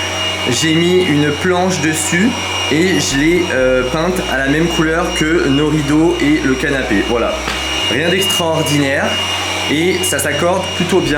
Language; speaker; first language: French; native; French